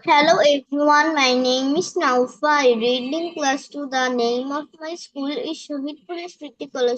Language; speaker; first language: English; non-native, learner; Bangla